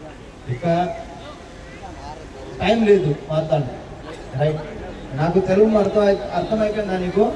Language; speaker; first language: Telugu; non-native, local second language; Hindi